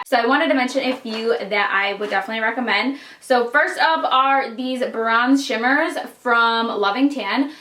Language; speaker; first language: English; native; English